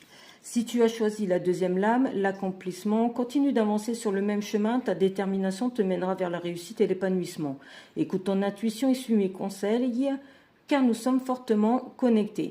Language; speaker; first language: French; native; French